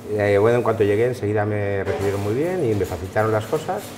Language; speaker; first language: Spanish; native; Spanish